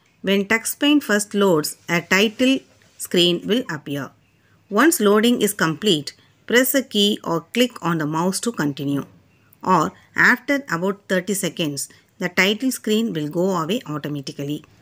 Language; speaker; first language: English; non-native, local second language; Tamil